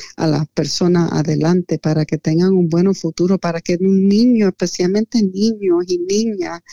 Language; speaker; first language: Spanish; early bilingual, heritage; Spanish